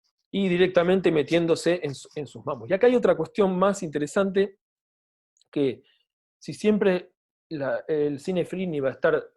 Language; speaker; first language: Spanish; native; Spanish